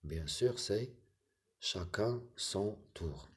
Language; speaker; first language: French; non-native, local second language; Arabic